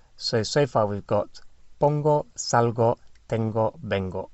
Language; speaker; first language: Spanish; non-native, fluent; English